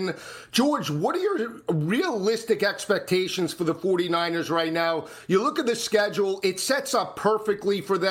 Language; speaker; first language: English; native; English